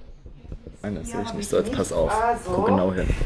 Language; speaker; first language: German; native; German